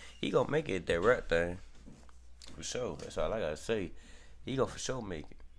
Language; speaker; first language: English; native; English